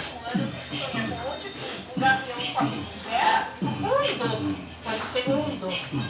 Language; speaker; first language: Portuguese; non-native, learner; Japanese